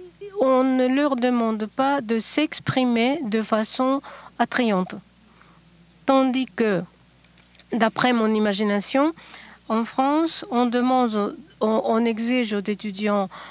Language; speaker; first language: French; non-native, fluent; Japanese